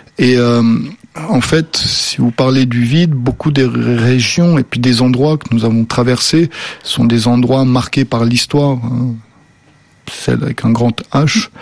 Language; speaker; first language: French; early bilingual, other home language; Slovenian